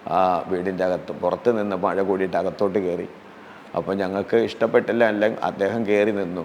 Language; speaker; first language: Malayalam; native; Malayalam